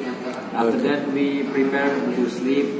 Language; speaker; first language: English; non-native, learner; Indonesian